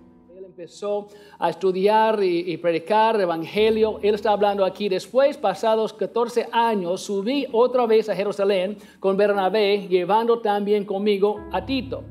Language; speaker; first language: Spanish; non-native, learner; English